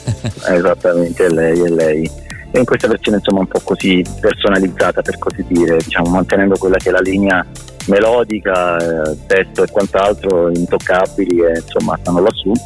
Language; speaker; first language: Italian; native; Italian